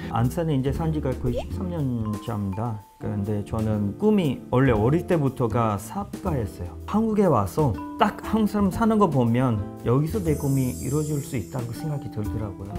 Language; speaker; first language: Korean; non-native, fluent; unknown